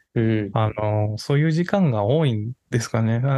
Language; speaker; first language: Japanese; non-native, fluent; Spanish